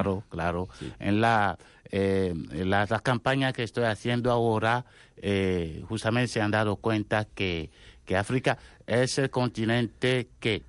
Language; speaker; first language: Spanish; non-native, fluent; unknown